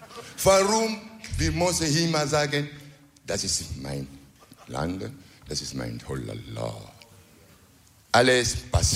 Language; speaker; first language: German; non-native, learner; French